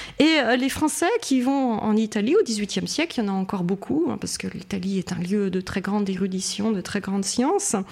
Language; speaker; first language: French; native; French